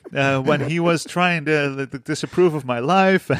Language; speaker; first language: English; non-native, fluent; Dutch